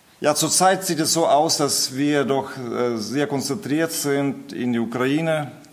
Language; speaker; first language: German; early bilingual, heritage; German